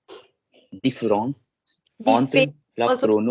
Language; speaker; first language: French; non-native, learner; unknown